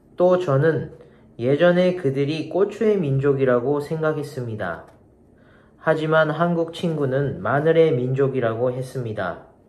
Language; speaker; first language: Korean; non-native, learner; Japanese